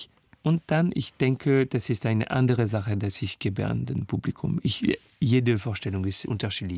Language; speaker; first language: German; non-native, fluent; French